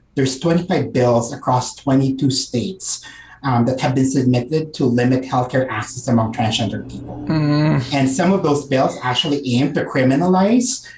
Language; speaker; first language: English; non-native, local second language; Filipino